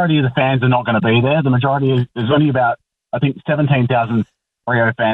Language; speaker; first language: English; native; English